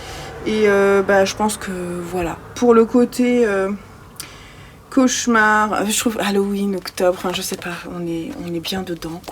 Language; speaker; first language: French; native; French